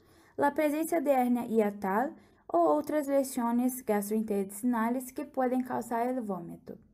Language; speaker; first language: Portuguese; non-native, learner; Spanish